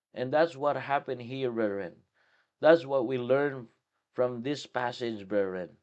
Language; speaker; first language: English; non-native, local second language; Filipino